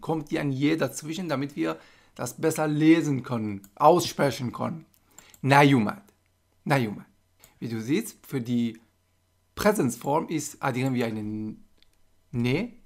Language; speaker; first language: German; non-native, fluent; Persian